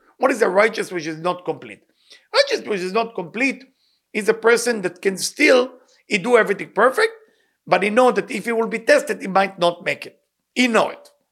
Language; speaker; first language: English; non-native, fluent; Hebrew